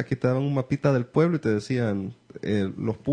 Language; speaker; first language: Spanish; native; Spanish